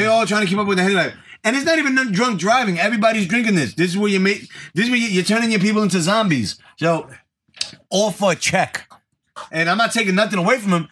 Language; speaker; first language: English; early bilingual, other home language; Spanish